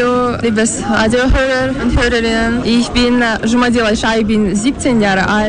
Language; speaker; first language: German; non-native, fluent; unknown